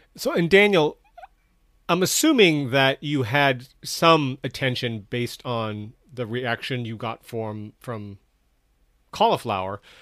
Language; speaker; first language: English; native; English